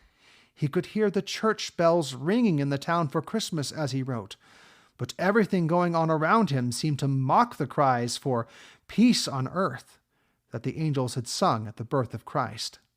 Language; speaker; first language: English; native; English